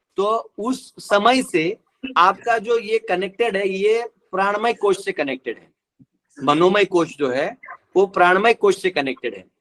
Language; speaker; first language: Hindi; non-native, local second language; Marathi